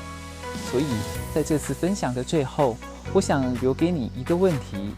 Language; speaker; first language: Chinese; native; Chinese